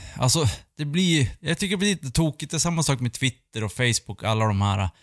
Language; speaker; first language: Swedish; native; Swedish